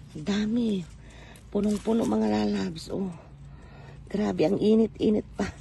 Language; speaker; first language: Filipino; non-native, local second language; Iloko